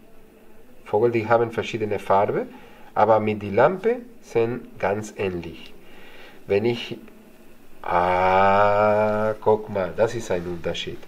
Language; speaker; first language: German; non-native, fluent; Spanish